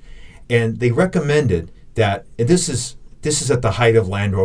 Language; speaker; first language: English; native; English